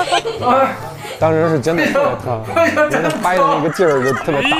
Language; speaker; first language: Chinese; native; Chinese